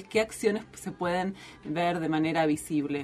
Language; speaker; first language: Spanish; native; Spanish